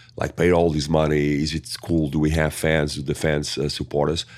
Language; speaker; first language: English; non-native, fluent; Portuguese